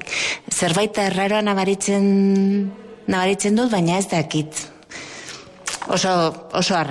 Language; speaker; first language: Basque; non-native, local second language; Spanish